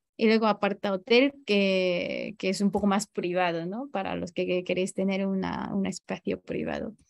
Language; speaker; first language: Spanish; non-native, fluent; Japanese